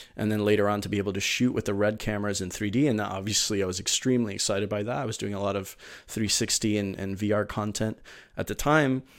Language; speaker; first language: English; early bilingual, other home language; Spanish